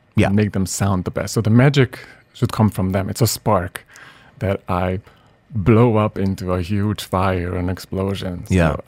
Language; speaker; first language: English; non-native, fluent; Hungarian